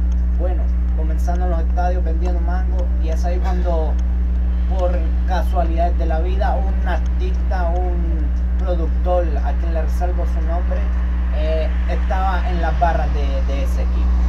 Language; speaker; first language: Spanish; native; Spanish